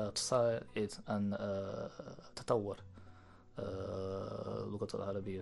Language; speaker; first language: Arabic; non-native, learner; Japanese